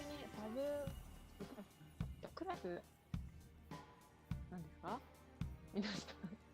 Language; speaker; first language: Japanese; native; Japanese